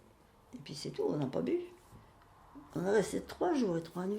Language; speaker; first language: French; native; French